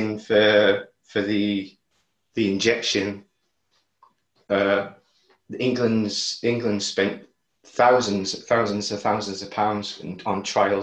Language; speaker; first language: English; native; English